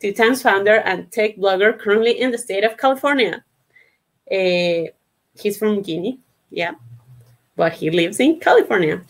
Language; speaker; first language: English; non-native, fluent; Spanish